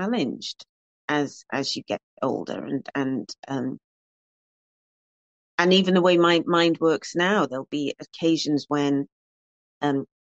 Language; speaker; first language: English; native; English